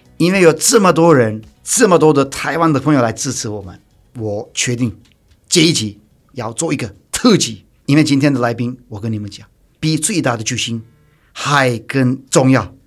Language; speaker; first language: Chinese; non-native, fluent; Turkish